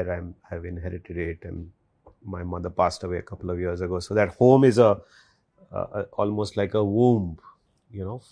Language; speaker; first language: English; non-native, local second language; Hindi